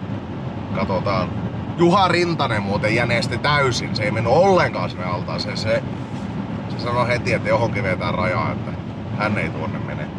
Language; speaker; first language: Finnish; native; Finnish